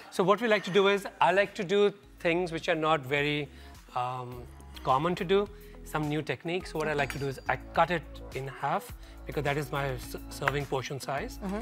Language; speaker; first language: English; non-native, local second language; Punjabi